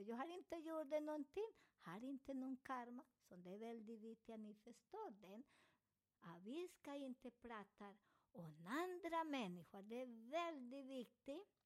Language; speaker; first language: Swedish; non-native, learner; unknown